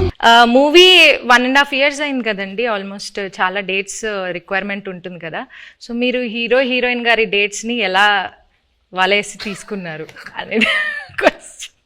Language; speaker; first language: Telugu; native; Telugu